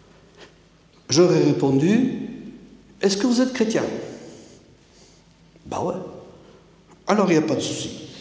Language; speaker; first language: French; non-native, local second language; Basque